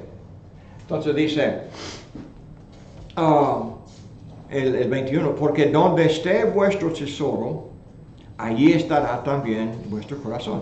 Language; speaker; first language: Spanish; non-native, fluent; English